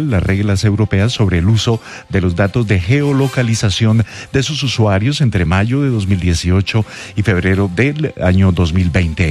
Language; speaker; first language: Spanish; native; Spanish